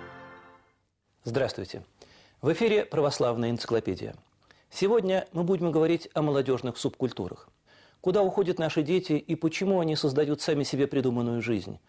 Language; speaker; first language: Russian; native; Russian